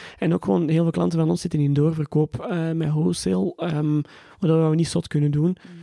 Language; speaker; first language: Dutch; native; Dutch